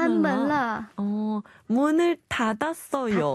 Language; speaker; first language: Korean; non-native, learner; Chinese